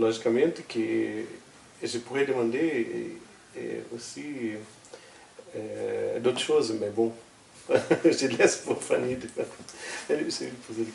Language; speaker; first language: French; non-native, fluent; Portuguese